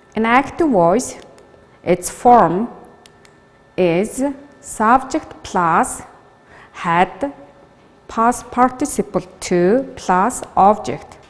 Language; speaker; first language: English; non-native, learner; Mongolian